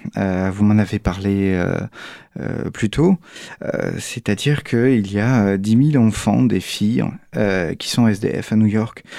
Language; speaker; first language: French; native; French